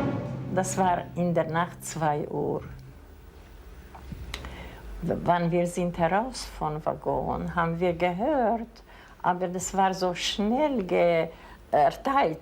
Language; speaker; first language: German; non-native, fluent; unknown